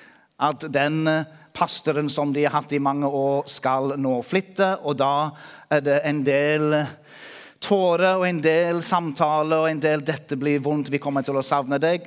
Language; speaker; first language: Norwegian; non-native, fluent; English